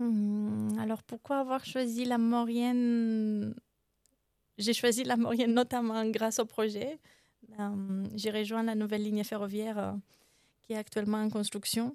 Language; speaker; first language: French; non-native, fluent; Romanian